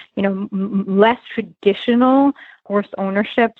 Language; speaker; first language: English; native; English